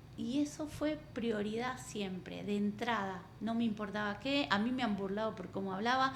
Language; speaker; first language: Spanish; native; Spanish